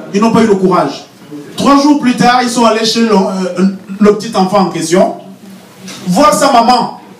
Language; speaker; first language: French; non-native, local second language; Fang